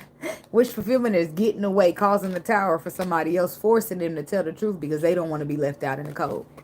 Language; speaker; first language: English; native; English